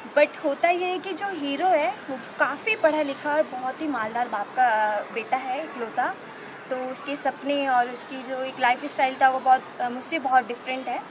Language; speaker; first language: Hindi; non-native, local second language; Marathi